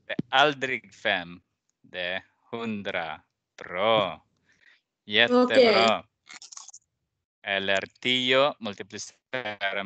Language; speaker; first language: Swedish; non-native, fluent; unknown